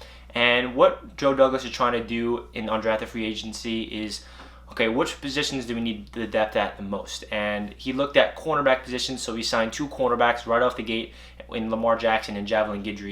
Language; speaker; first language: English; native; English